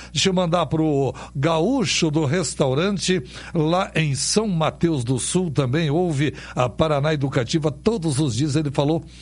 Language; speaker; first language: Portuguese; native; Portuguese